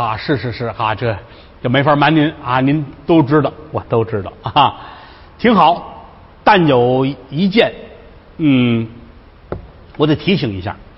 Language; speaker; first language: Chinese; native; Chinese